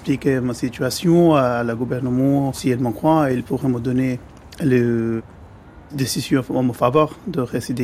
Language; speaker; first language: French; non-native, learner; Bangla